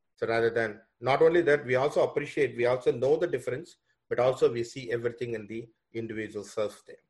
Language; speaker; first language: English; non-native, local second language; Tamil